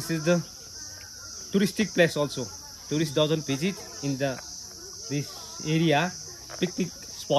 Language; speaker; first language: English; non-native, learner; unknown